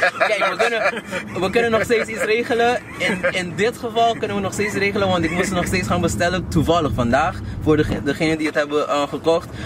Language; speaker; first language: Dutch; non-native, local second language; Papiamento